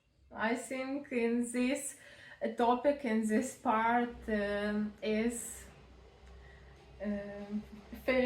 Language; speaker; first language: English; non-native, learner; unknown